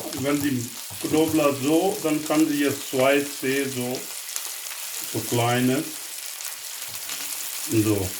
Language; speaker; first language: German; non-native, learner; Urdu